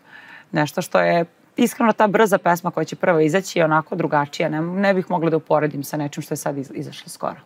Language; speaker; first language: Serbian; native; Serbian